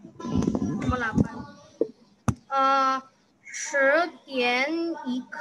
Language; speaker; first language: Chinese; non-native, learner; Indonesian